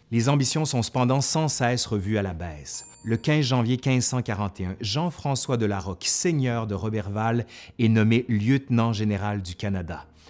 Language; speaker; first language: French; native; French